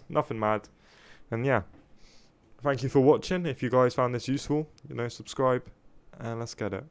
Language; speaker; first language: English; native; English